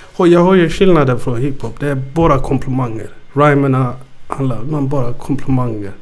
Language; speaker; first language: Swedish; early bilingual, other home language; Amharic